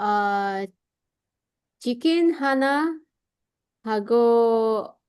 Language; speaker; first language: Korean; non-native, learner; Indonesian